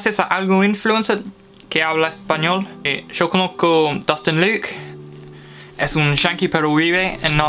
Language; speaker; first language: Spanish; non-native, fluent; English